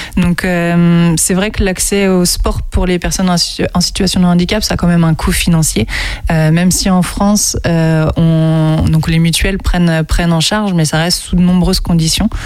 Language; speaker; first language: French; native; French